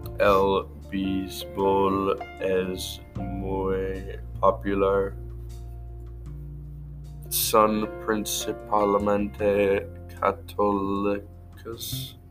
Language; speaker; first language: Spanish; non-native, learner; English